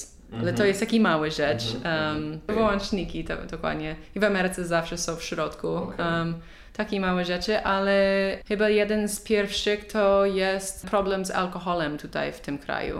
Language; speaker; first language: Polish; non-native, learner; English